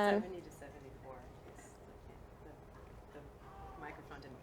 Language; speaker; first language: English; native; English